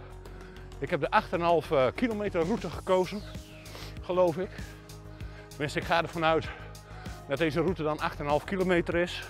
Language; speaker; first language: Dutch; native; Dutch